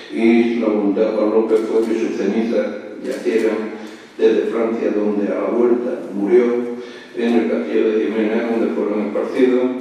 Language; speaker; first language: Spanish; native; Spanish